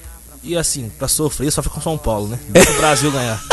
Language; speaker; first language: Portuguese; native; Portuguese